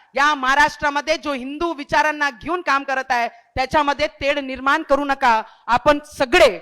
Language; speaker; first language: Marathi; non-native, local second language; Hindi